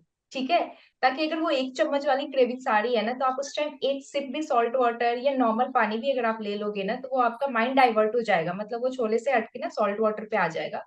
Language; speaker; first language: Hindi; native; Hindi